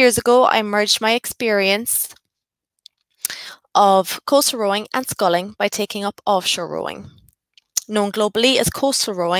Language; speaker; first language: English; native; English